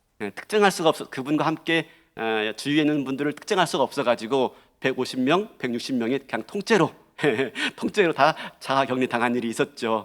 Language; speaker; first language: Korean; native; Korean